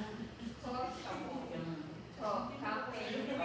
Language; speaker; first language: Chinese; non-native, learner; Filipino